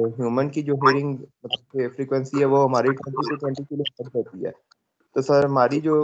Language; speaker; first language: Urdu; non-native, local second language; Punjabi